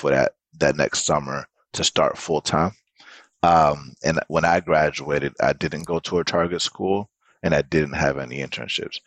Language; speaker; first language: English; native; English